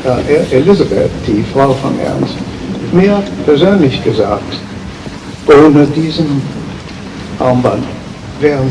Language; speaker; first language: German; early bilingual, heritage; German